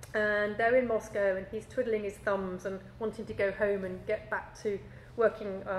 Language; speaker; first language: English; native; English